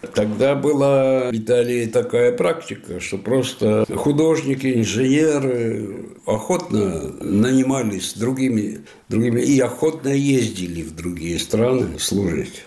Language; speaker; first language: Russian; non-native, fluent; Italian